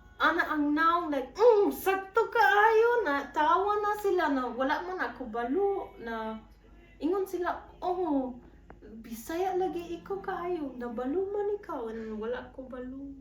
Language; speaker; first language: Cebuano; early bilingual, heritage; Cebuano